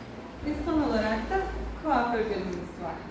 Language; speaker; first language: Turkish; native; Turkish